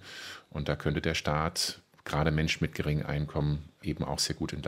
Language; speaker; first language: German; native; German